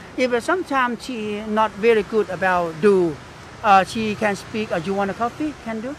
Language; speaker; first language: English; non-native, learner; Thai